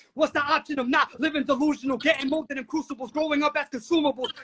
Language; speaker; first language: English; native; English